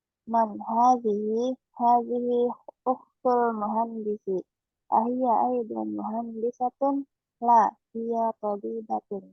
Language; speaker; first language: Arabic; non-native, learner; Indonesian